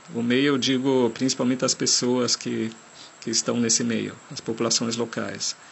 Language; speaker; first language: Portuguese; non-native, fluent; German